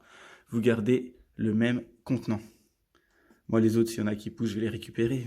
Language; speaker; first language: French; native; French